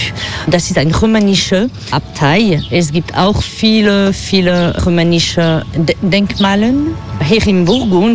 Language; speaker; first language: German; non-native, fluent; French